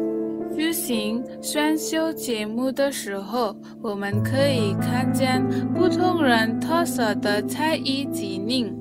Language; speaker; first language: Chinese; non-native, fluent; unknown